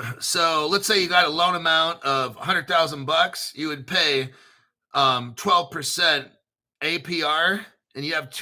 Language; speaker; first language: English; native; English